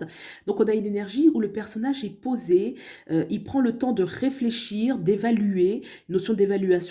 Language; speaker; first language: French; native; French